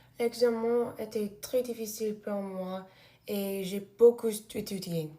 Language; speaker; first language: French; non-native, learner; English